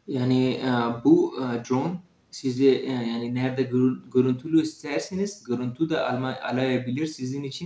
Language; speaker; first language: Turkish; non-native, fluent; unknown